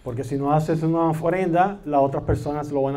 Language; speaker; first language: Spanish; native; Spanish